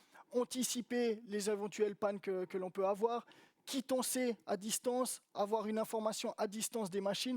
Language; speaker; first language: French; native; French